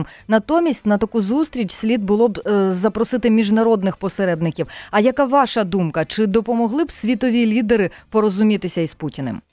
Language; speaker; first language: Ukrainian; native; Ukrainian